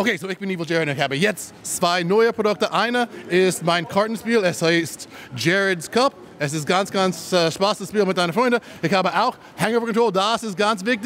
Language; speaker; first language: German; non-native, learner; English